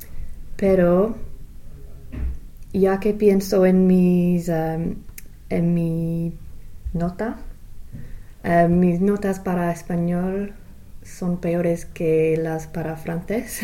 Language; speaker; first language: Spanish; non-native, fluent; English